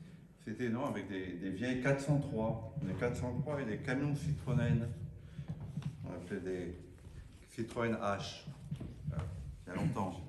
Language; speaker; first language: French; native; French